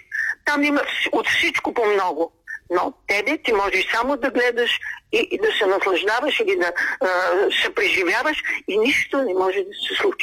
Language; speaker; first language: Bulgarian; native; Bulgarian